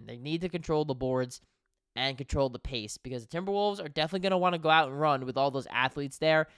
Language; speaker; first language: English; native; English